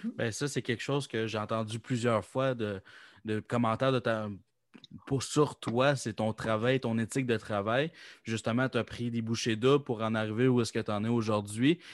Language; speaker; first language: French; native; French